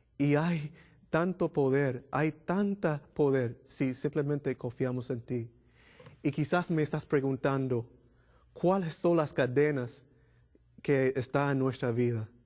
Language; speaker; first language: Spanish; non-native, fluent; English